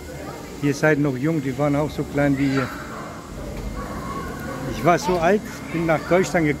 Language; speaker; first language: German; early bilingual, other home language; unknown